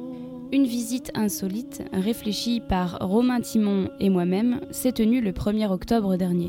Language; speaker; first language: French; native; French